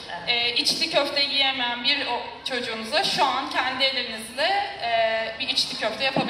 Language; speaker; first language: Turkish; native; Turkish